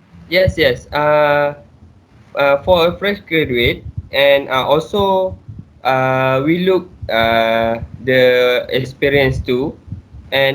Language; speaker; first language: English; non-native, local second language; Malay